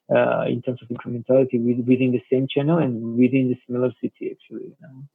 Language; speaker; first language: English; non-native, fluent; Georgian